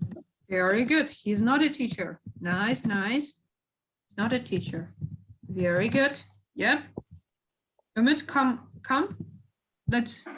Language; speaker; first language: English; non-native, fluent; Kyrgyz